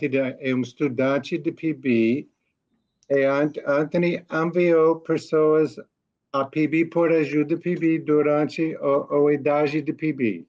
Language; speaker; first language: Portuguese; non-native, learner; English